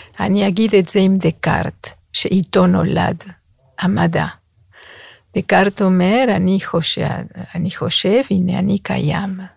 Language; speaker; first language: Hebrew; non-native, fluent; Spanish